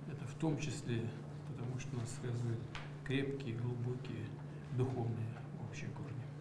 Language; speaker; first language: Russian; native; Russian